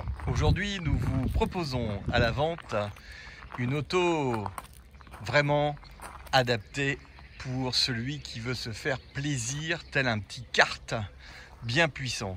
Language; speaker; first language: French; native; French